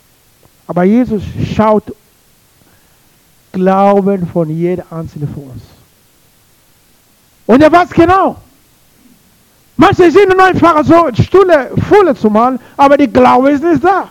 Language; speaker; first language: German; non-native, learner; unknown